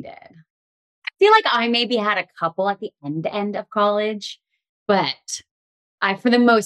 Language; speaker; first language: English; native; English